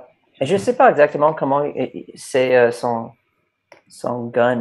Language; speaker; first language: French; non-native, fluent; English